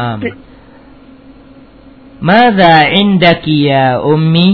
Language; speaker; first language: Arabic; non-native, fluent; Indonesian